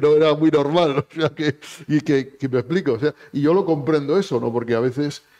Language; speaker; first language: Spanish; native; Spanish